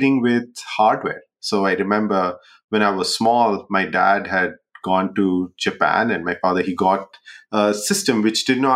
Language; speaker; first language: English; non-native, local second language; Hindi